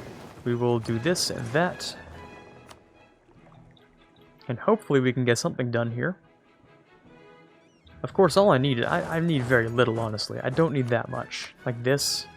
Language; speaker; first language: English; native; English